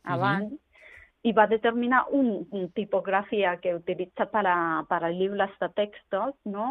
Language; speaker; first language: Catalan; non-native, learner; Japanese